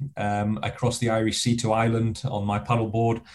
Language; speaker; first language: English; native; English